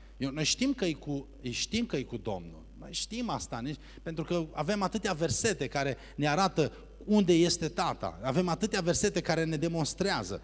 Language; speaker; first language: Romanian; early bilingual, heritage; Romanian